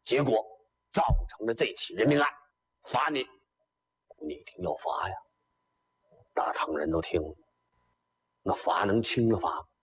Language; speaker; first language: Chinese; native; Chinese